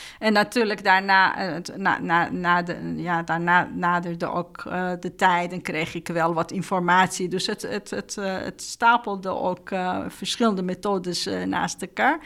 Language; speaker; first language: Dutch; non-native, fluent; Persian